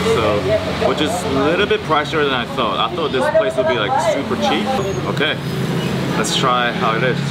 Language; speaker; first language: English; non-native, fluent; Korean